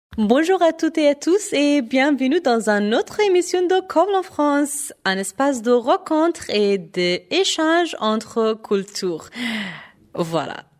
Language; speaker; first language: French; non-native, fluent; Persian